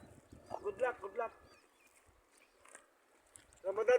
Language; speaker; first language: Arabic; non-native, learner; Filipino